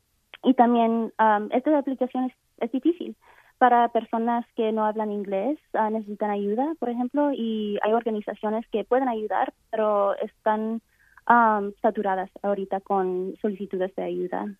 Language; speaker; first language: Spanish; early bilingual, heritage; Spanish